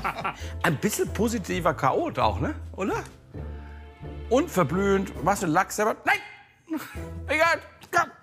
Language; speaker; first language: German; native; German